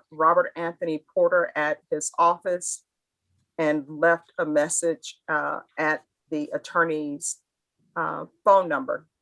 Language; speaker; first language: English; native; English